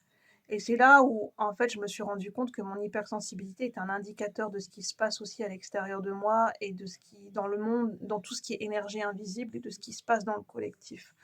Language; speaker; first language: French; native; French